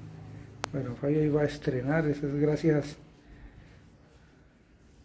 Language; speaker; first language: Spanish; native; Spanish